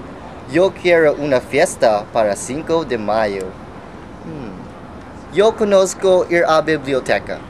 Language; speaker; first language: Spanish; non-native, learner; English